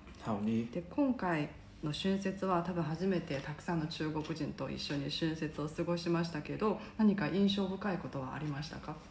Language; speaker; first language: Japanese; non-native, fluent; Chinese